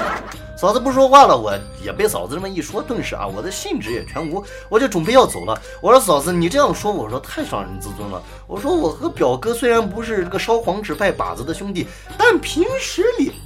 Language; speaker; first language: Chinese; native; Chinese